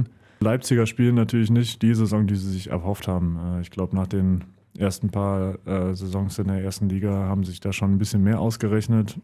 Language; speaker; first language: German; native; German